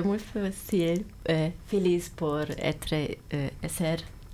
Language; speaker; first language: Spanish; non-native, learner; German